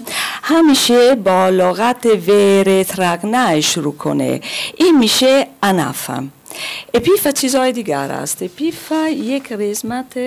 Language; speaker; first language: Persian; non-native, learner; German